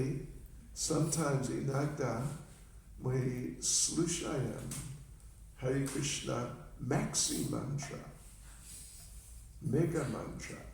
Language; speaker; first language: Russian; non-native, learner; English